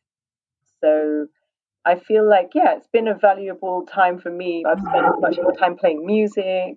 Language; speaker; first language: English; native; English